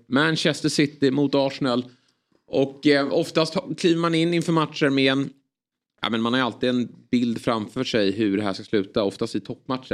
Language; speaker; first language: Swedish; native; Swedish